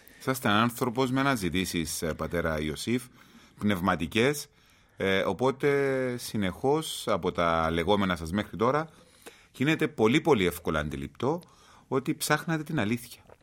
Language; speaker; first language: Greek; native; Greek